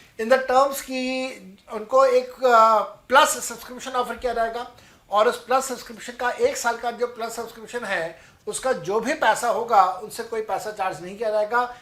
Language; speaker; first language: Hindi; non-native, local second language; Punjabi